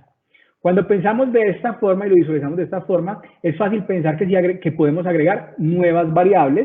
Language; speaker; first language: Spanish; native; Spanish